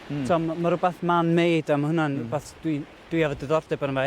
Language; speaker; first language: Welsh; native; Welsh